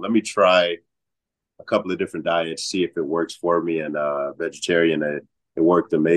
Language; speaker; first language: English; native; English